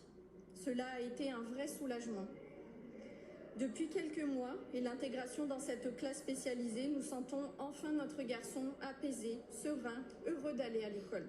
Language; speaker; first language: French; native; French